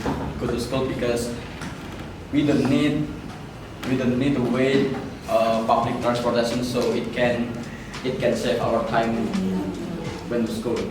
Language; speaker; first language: English; non-native, learner; Indonesian